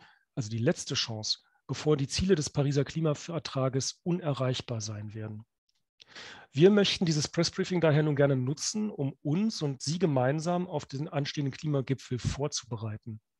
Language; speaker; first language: German; native; German